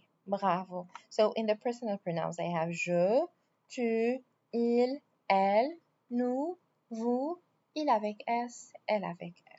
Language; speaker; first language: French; non-native, fluent; Arabic